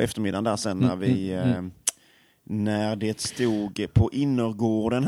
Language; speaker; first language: Swedish; native; Swedish